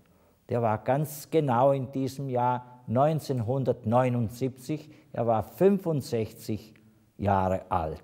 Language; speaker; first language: German; non-native, fluent; Italian